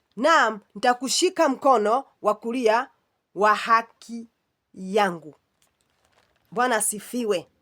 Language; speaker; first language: Swahili; non-native, local second language; Kikuyu